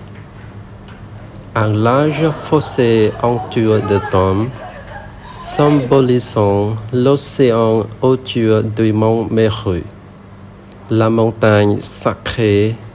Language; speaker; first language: French; non-native, learner; Khmer